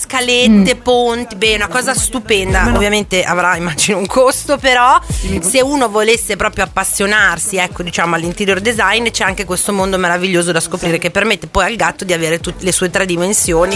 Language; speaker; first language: Italian; native; Italian